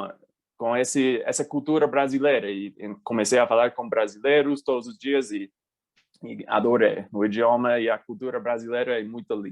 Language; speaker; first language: Portuguese; non-native, fluent; English